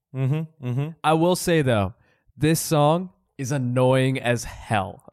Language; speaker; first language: English; early bilingual, other home language; Hindi